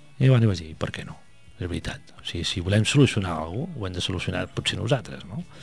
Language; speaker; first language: Catalan; non-native, local second language; Spanish